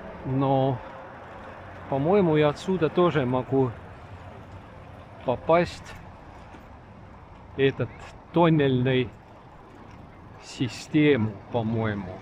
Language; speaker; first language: Russian; non-native, local second language; Estonian